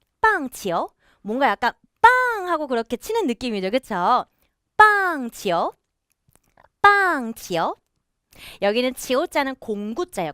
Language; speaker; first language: Korean; native; Korean